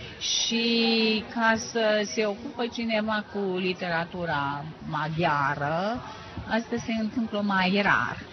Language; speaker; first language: Romanian; non-native, local second language; Hungarian